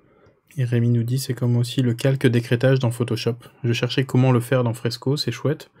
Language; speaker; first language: French; native; French